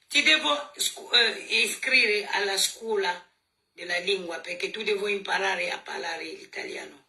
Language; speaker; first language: Italian; non-native, learner; French